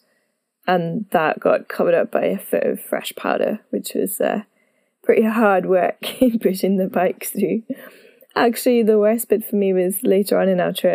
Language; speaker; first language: English; native; English